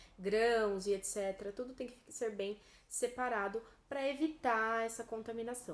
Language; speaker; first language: Portuguese; native; Portuguese